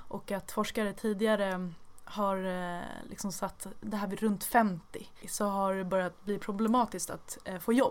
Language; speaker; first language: Swedish; native; Swedish